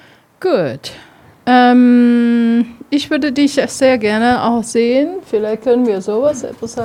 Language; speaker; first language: German; non-native, learner; Chinese